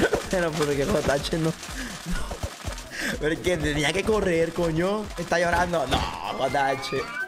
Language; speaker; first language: Spanish; native; Spanish